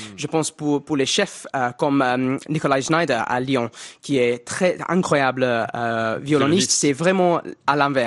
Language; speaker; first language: French; non-native, fluent; English